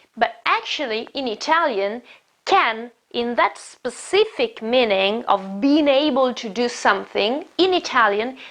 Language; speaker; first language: English; non-native, fluent; Italian